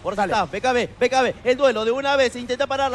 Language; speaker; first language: Spanish; native; Spanish